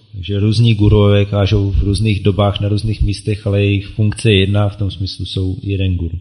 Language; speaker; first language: Czech; native; Czech